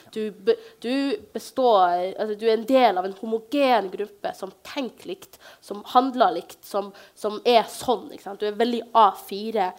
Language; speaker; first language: Norwegian; early bilingual, other home language; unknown